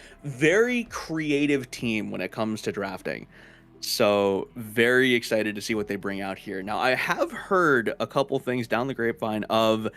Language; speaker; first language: English; native; English